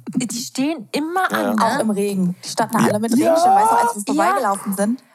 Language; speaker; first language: German; early bilingual, other home language; Portuguese